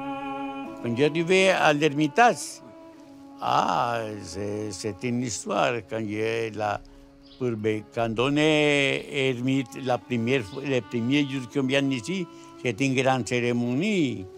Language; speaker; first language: French; non-native, learner; Spanish